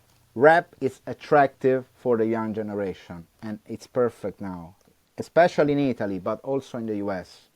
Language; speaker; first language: English; non-native, learner; Italian